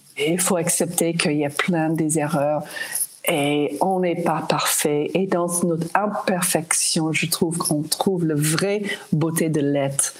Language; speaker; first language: French; non-native, fluent; English